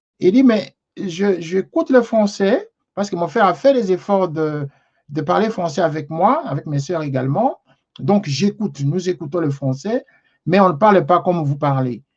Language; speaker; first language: French; non-native, local second language; Lingala